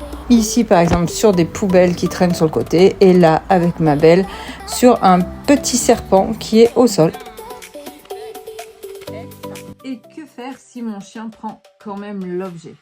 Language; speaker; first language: French; native; French